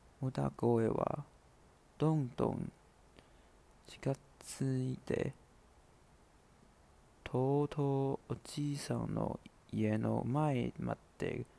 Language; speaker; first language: Japanese; non-native, learner; Chinese